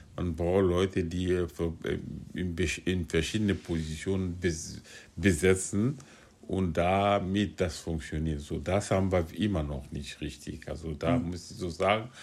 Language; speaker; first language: German; non-native, fluent; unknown